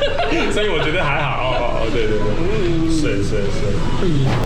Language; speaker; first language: Chinese; non-native, fluent; Korean